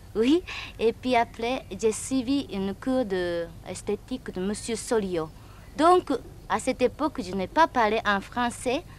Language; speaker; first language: French; non-native, fluent; Japanese